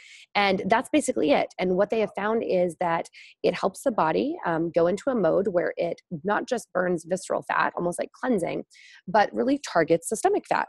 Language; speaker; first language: English; native; English